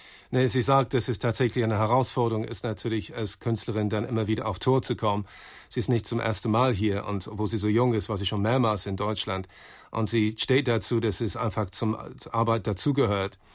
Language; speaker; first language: German; non-native, fluent; English